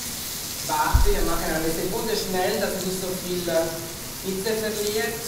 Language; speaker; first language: German; non-native, fluent; Italian